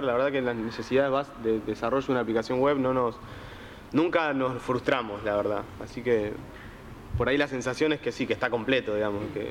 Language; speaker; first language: Spanish; native; Spanish